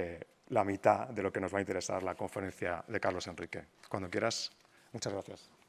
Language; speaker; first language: Spanish; native; Spanish